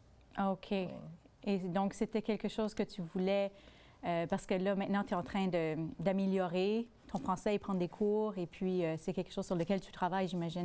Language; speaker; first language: French; native; French